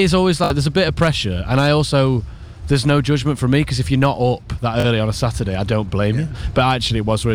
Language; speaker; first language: English; native; English